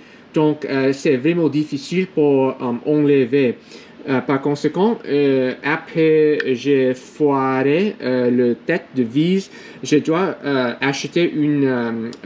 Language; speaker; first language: French; non-native, learner; English